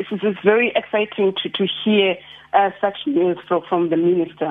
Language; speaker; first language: English; non-native, local second language; Xhosa